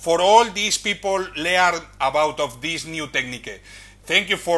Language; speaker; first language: English; non-native, learner; Spanish